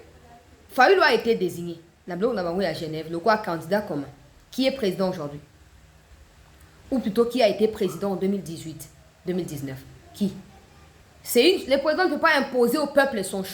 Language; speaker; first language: French; non-native, local second language; Lingala